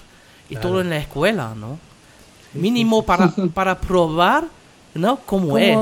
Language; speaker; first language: Spanish; non-native, fluent; German